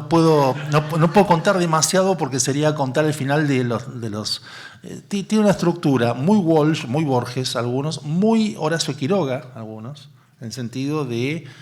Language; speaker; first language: Spanish; native; Spanish